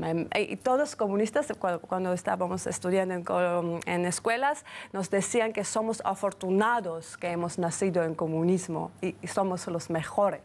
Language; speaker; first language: Spanish; non-native, fluent; Georgian